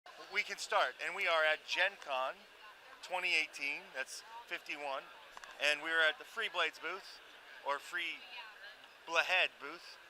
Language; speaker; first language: English; native; English